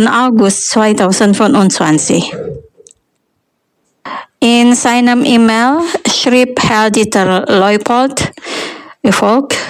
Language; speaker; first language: German; non-native, fluent; Indonesian